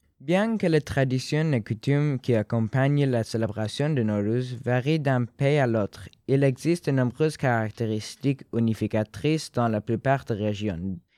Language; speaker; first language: French; non-native, fluent; Persian